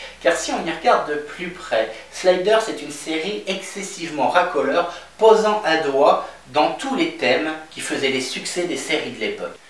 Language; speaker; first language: French; native; French